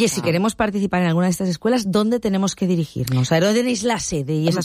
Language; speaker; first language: Spanish; native; Spanish